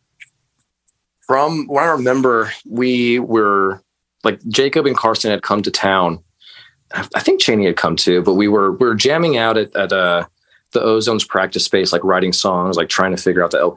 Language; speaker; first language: English; native; English